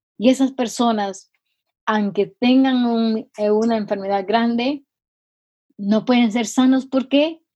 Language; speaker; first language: Spanish; native; Spanish